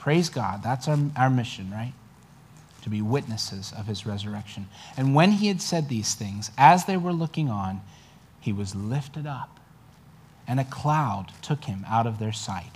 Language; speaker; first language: English; native; English